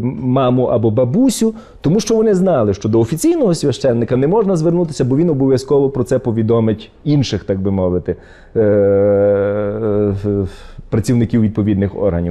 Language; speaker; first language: Ukrainian; native; Ukrainian